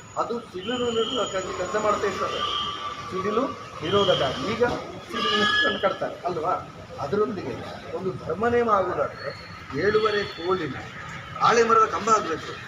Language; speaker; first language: Kannada; non-native, local second language; Tulu